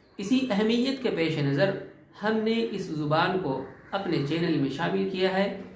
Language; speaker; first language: Urdu; native; Urdu